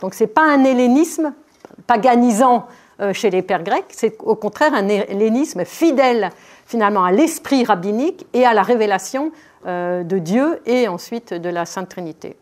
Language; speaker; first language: French; native; French